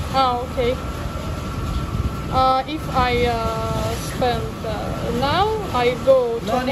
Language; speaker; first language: English; non-native, learner; Russian